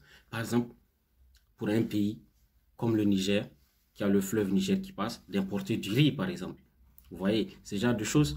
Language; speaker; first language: French; non-native, local second language; Hausa